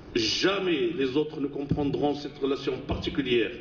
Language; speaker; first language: French; non-native, local second language; Arabic